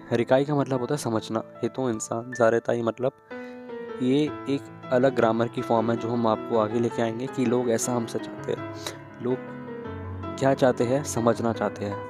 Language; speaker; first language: Hindi; native; Hindi